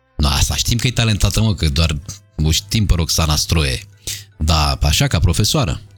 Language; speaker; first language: Romanian; native; Romanian